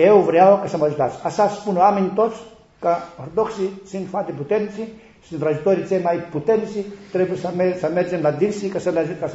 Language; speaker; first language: Romanian; non-native, learner; Greek